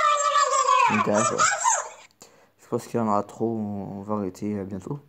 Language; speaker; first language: French; native; French